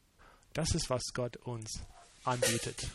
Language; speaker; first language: German; non-native, fluent; English